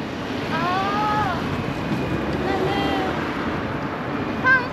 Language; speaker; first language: Korean; non-native, learner; Japanese